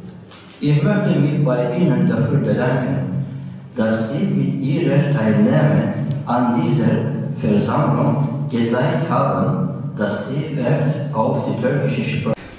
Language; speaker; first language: German; non-native, learner; Turkish